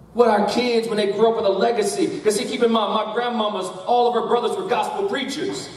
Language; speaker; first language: English; native; English